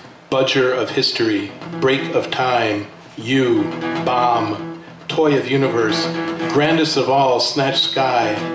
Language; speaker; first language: English; native; English